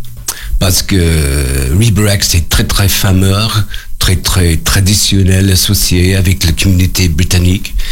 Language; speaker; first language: French; non-native, learner; English